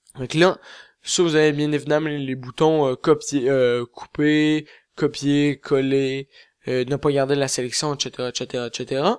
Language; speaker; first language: French; native; French